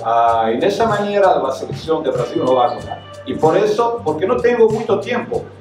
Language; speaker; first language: Spanish; non-native, fluent; Serbian